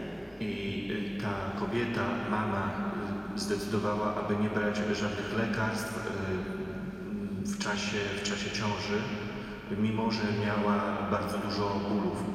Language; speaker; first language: Polish; native; Polish